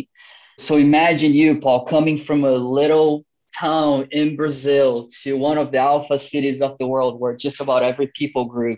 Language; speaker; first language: English; non-native, fluent; Portuguese